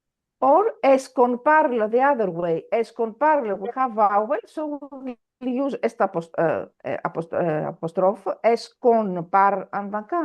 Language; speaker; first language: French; non-native, fluent; Greek